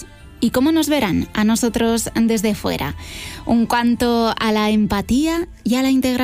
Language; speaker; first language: Spanish; native; Spanish